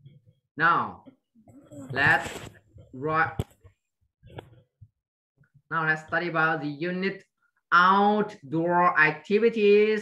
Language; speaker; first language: English; non-native, fluent; Vietnamese